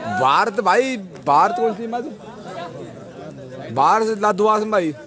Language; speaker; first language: Hindi; native; Hindi